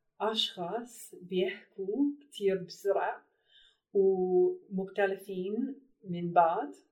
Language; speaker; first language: Arabic; non-native, learner; English